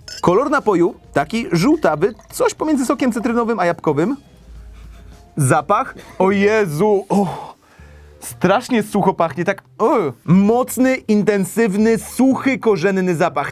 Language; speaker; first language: Polish; native; Polish